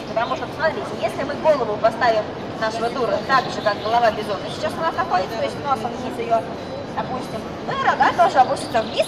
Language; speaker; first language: Russian; native; Russian